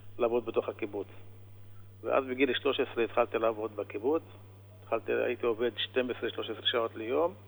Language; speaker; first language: Hebrew; non-native, local second language; Arabic